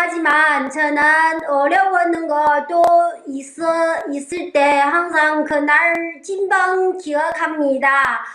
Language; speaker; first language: Korean; non-native, learner; Chinese